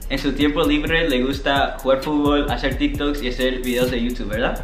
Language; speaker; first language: Spanish; early bilingual, heritage; Spanish